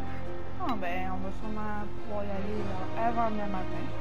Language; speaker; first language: French; native; French